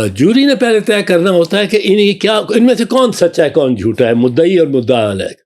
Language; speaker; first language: Urdu; non-native, local second language; Punjabi